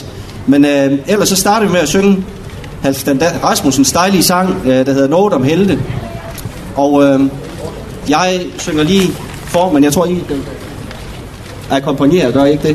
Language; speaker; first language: Danish; native; Danish